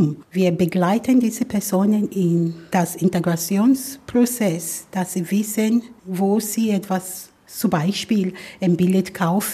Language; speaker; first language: German; non-native, fluent; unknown